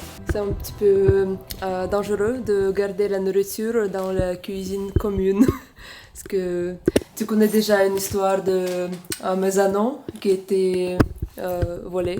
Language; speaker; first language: French; non-native, fluent; Russian